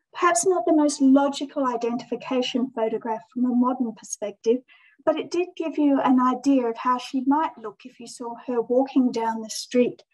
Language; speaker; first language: English; native; English